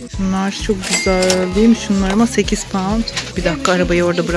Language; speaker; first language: Turkish; native; Turkish